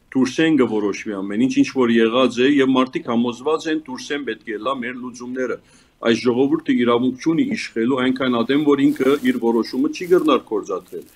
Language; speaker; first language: Armenian; early bilingual, heritage; Armenian